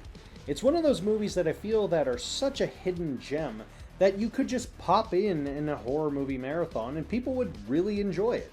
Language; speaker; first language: English; native; English